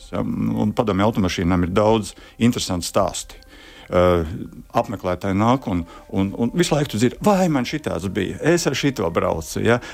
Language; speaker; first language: Latvian; native; Latvian